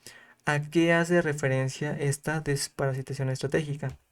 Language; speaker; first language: Spanish; native; Spanish